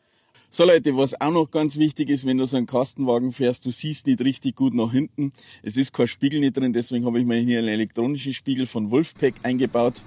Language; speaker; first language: German; native; German